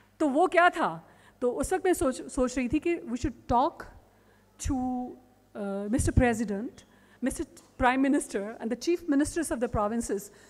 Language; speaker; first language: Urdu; non-native, local second language; Sindhi